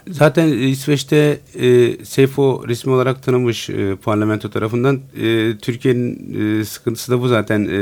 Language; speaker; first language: Turkish; non-native, local second language; Turoyo